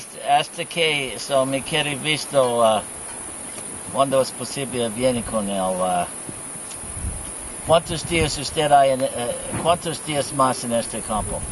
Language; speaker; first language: Spanish; non-native, learner; English